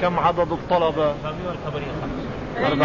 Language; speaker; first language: Arabic; native; Arabic